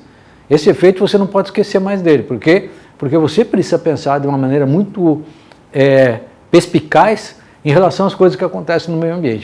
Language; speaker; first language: Portuguese; native; Portuguese